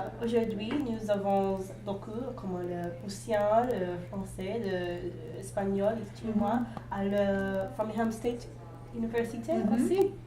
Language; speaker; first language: French; non-native, learner; English